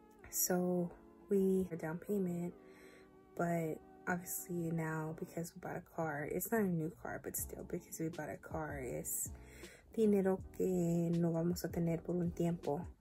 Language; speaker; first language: English; early bilingual, other home language; Spanish